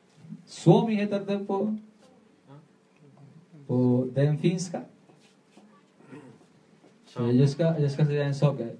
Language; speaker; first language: Swedish; non-native, learner; Spanish